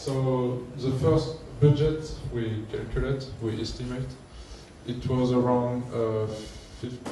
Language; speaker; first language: English; non-native, learner; French